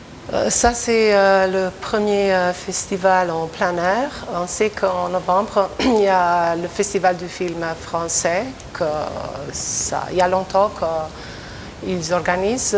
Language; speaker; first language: French; non-native, fluent; Albanian